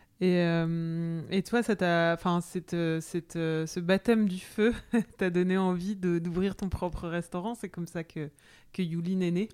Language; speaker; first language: French; native; French